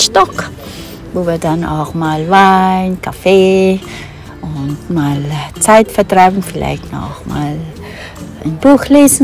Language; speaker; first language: German; non-native, fluent; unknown